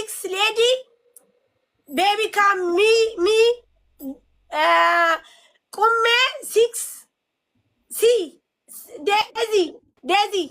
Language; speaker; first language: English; non-native, learner; Amharic